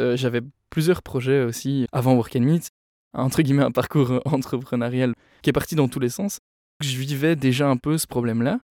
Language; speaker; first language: French; native; French